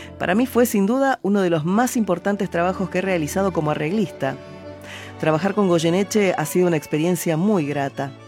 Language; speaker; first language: Spanish; native; Spanish